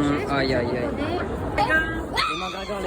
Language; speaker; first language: French; native; French